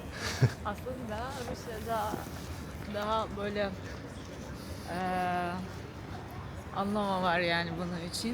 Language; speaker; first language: Turkish; non-native, learner; Russian